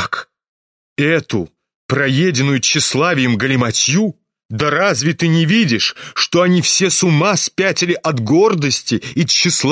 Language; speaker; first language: Russian; native; Russian